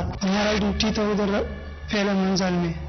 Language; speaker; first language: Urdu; non-native, local second language; Pashto